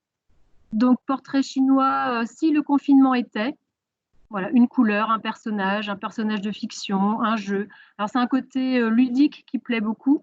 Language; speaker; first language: French; native; French